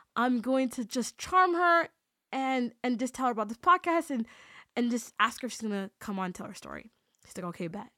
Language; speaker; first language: English; native; English